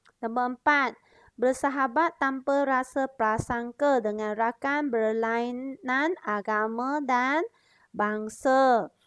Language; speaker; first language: Malay; non-native, local second language; Chinese